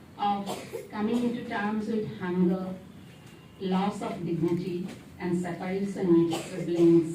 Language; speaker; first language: English; non-native, local second language; Assamese